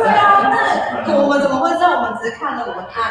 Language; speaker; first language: Chinese; native; Chinese